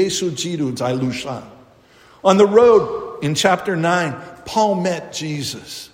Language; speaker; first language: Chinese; non-native, fluent; English